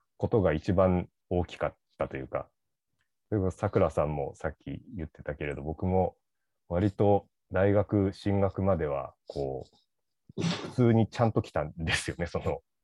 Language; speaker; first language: Japanese; native; Japanese